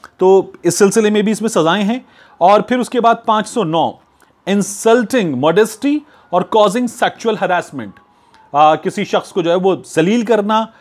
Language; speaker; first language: Urdu; native; Urdu